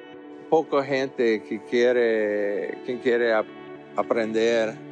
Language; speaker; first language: Spanish; non-native, fluent; English